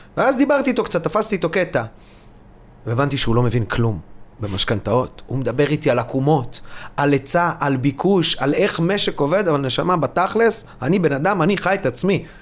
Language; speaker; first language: Hebrew; early bilingual, other home language; Russian